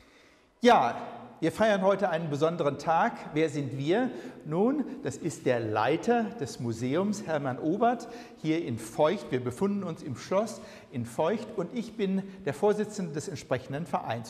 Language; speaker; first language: German; native; German